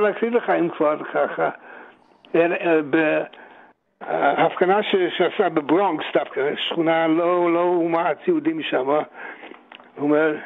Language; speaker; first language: Hebrew; non-native, fluent; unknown